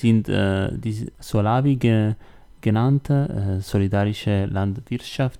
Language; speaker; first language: German; non-native, learner; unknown